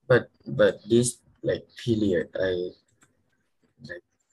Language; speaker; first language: English; non-native, learner; Thai